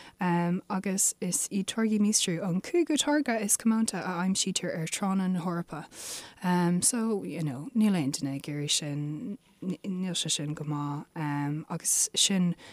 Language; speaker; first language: Irish; non-native, local second language; English